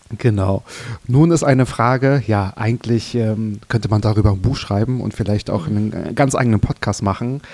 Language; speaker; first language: German; native; German